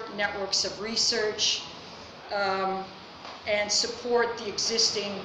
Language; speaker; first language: English; native; English